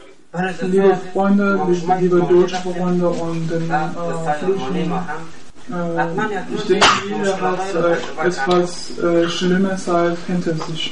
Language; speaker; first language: German; non-native, learner; Persian